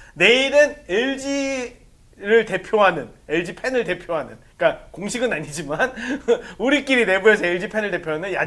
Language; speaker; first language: Korean; native; Korean